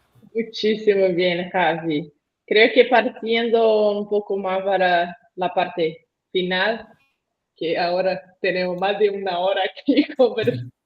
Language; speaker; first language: Spanish; non-native, learner; Portuguese